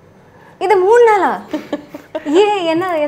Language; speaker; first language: Tamil; native; Tamil